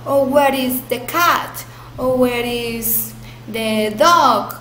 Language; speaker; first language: English; non-native, fluent; Spanish